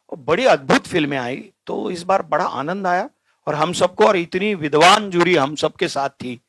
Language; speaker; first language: Hindi; native; Hindi